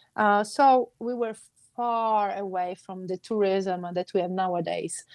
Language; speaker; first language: English; non-native, fluent; Sicilian